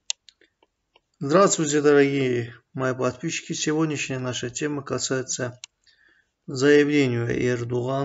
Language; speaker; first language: Russian; non-native, fluent; Azerbaijani